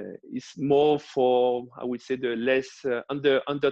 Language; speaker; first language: English; non-native, fluent; French